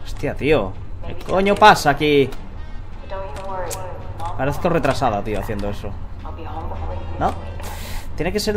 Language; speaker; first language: Spanish; native; Spanish